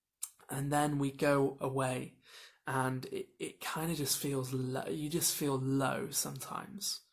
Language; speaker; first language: English; native; English